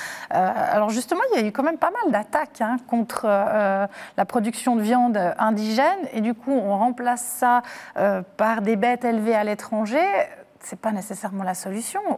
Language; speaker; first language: French; native; French